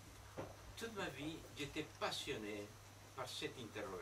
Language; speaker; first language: French; non-native, fluent; Spanish